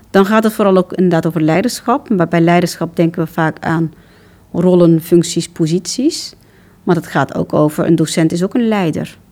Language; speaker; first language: Dutch; early bilingual, other home language; Turkish